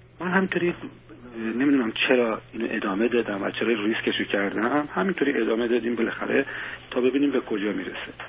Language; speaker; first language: Persian; native; Persian